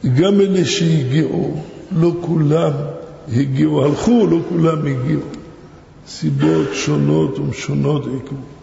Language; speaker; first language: Hebrew; non-native, fluent; Arabic